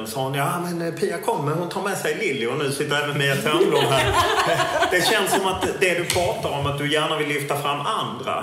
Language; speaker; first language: Swedish; native; Swedish